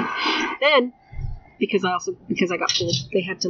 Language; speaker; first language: English; early bilingual, other home language; Spanish